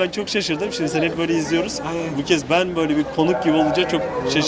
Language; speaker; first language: Turkish; native; Turkish